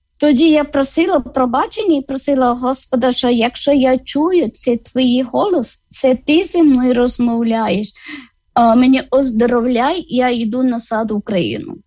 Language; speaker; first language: Ukrainian; non-native, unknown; Malayalam